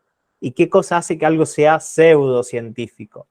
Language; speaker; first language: Spanish; native; Spanish